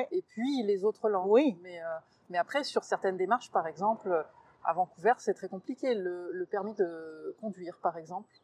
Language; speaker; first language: French; native; French